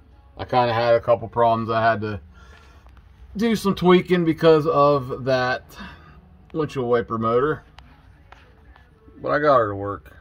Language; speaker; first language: English; native; English